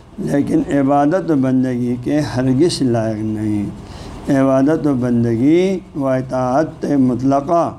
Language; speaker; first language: Urdu; non-native, local second language; Balti